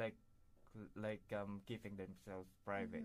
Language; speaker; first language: English; non-native, local second language; Filipino